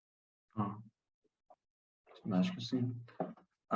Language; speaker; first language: Portuguese; non-native, fluent; Spanish